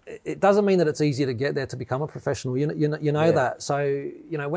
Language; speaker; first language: English; native; English